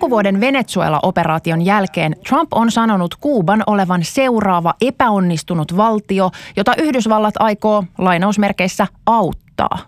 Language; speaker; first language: Finnish; native; Finnish